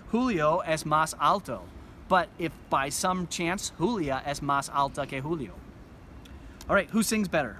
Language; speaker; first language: Spanish; non-native, fluent; English